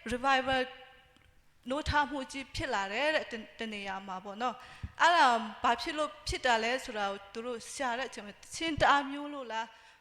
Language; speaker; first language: Burmese; non-native, local second language; Hakha Chin